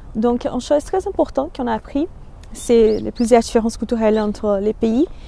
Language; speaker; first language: French; non-native, fluent; Portuguese